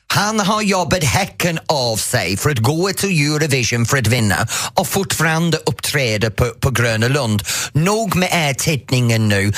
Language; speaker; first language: Swedish; non-native, fluent; English